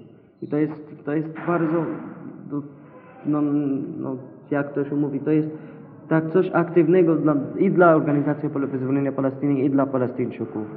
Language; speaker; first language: Polish; non-native, learner; Arabic